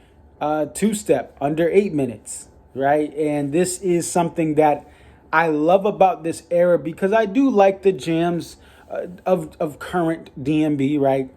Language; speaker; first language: English; native; English